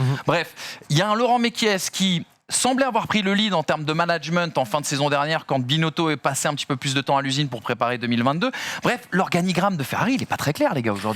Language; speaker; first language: French; native; French